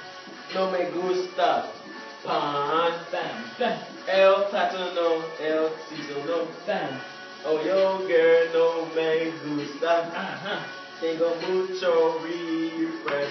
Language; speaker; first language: Spanish; non-native, learner; English